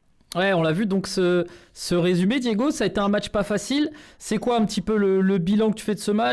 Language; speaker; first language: French; native; French